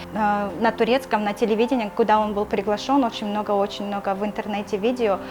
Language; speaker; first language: Russian; non-native, local second language; Kyrgyz